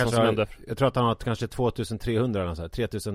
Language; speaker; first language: Swedish; native; Swedish